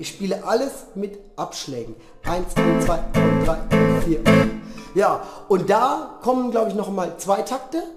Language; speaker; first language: German; native; German